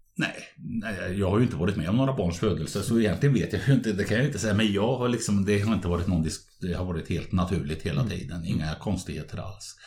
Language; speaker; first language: Swedish; native; Swedish